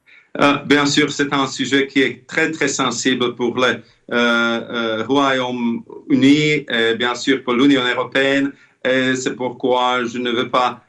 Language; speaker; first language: French; non-native, fluent; Slovak